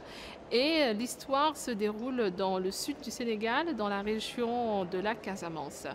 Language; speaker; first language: French; non-native, local second language; Wolof